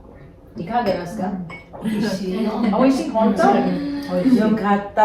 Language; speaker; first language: Japanese; non-native, fluent; Portuguese